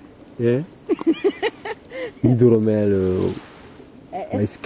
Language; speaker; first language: Portuguese; non-native, learner; French